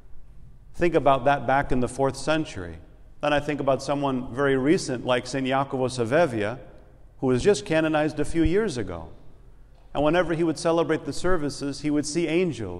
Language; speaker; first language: English; native; English